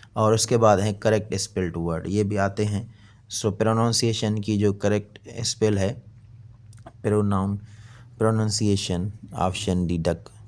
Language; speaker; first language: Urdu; non-native, local second language; Sindhi